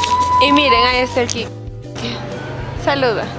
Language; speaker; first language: Spanish; native; Spanish